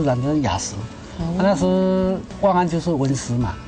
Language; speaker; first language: Chinese; native; Chinese